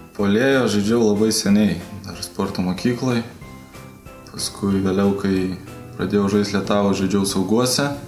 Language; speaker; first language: Lithuanian; native; Lithuanian